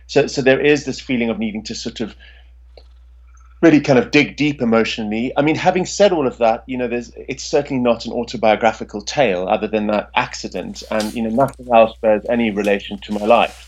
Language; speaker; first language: English; native; English